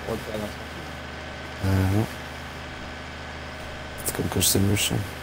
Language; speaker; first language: French; native; French